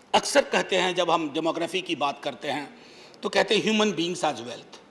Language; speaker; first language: Hindi; native; Hindi